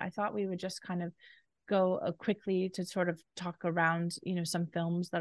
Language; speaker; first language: English; native; English